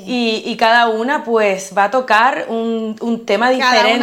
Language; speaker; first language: Spanish; native; Spanish